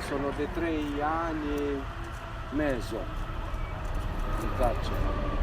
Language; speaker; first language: Italian; non-native, learner; Romanian